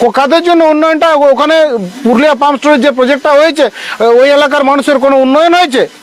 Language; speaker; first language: Bangla; non-native, local second language; Santali